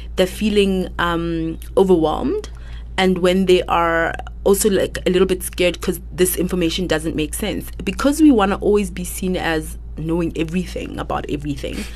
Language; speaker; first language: English; non-native, local second language; Southern Sotho